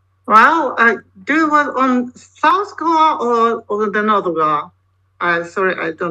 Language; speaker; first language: English; non-native, learner; Russian